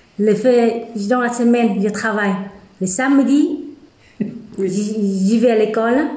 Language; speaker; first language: French; non-native, learner; Vietnamese